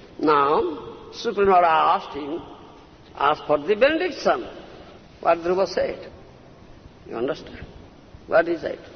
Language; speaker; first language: English; non-native, local second language; Odia